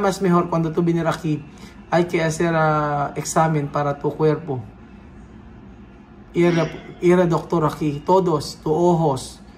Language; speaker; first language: Spanish; non-native, learner; Filipino